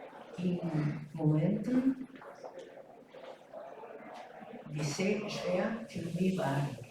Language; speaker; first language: German; non-native, learner; Spanish